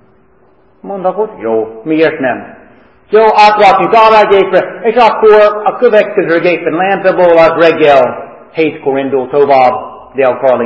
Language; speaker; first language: Hungarian; non-native, fluent; English